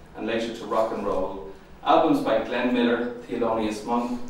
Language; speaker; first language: English; native; English